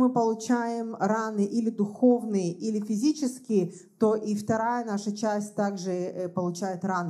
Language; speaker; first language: Russian; native; Russian